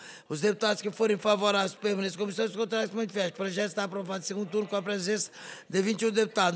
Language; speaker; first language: Portuguese; native; Portuguese